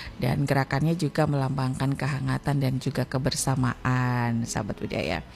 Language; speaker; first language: Indonesian; native; Indonesian